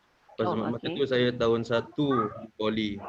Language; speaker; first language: Malay; native; Malay